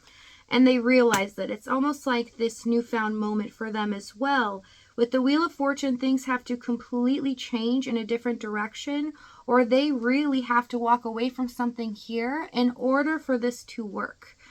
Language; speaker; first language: English; native; English